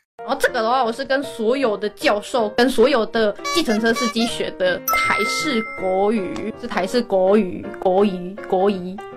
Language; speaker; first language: Chinese; non-native, fluent; Korean